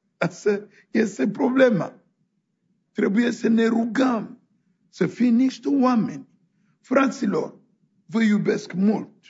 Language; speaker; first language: Romanian; non-native, fluent; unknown